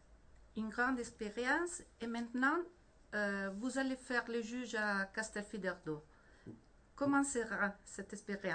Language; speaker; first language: French; non-native, learner; Italian